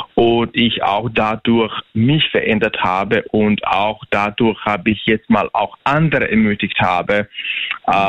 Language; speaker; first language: German; non-native, fluent; Bosnian